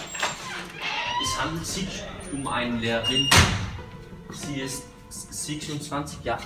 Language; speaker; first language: German; non-native, learner; Danish